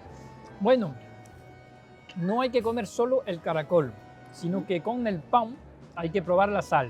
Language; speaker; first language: Spanish; non-native, fluent; French